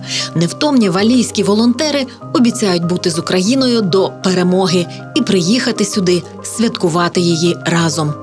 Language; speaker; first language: Ukrainian; native; Ukrainian